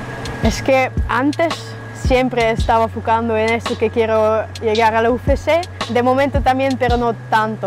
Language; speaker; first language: Spanish; non-native, learner; German